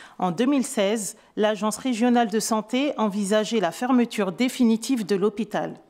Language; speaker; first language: French; native; French